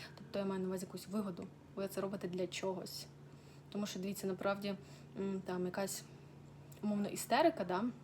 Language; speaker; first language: Ukrainian; non-native, local second language; Russian